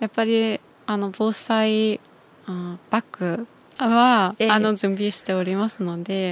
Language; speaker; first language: Japanese; non-native, fluent; German